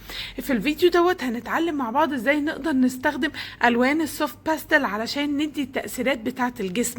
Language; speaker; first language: Arabic; native; Arabic